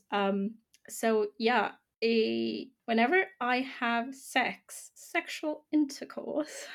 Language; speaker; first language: English; non-native, fluent; German